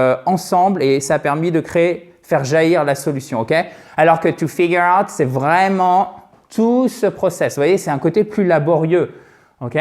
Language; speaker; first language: French; native; French